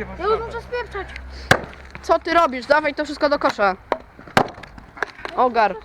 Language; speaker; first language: Polish; native; Polish